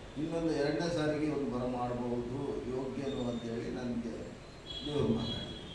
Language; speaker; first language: Kannada; non-native, local second language; Telugu